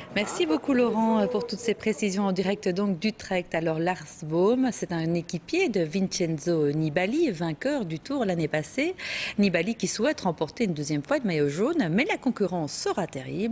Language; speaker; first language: French; native; French